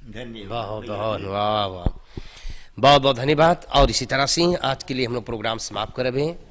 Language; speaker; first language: Hindi; early bilingual, heritage; Hindi